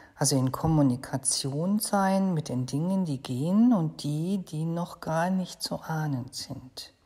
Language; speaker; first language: German; native; German